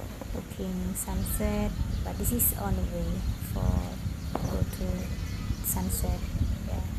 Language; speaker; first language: English; non-native, learner; Khmer